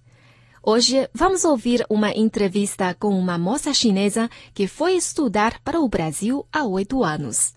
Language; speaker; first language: Portuguese; non-native, fluent; Chinese